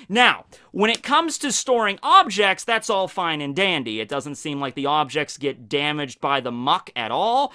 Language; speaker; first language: English; native; English